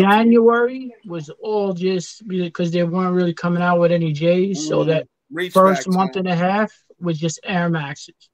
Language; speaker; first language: English; native; English